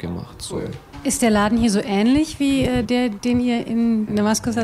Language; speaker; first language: German; native; German